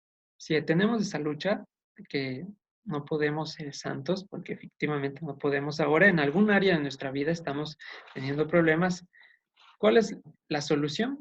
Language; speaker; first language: Spanish; native; Spanish